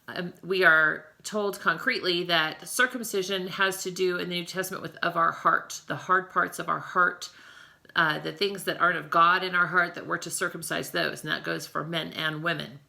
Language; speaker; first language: English; native; English